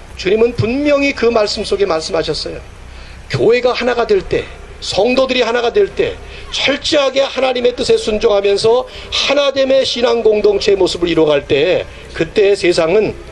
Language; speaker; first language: Korean; native; Korean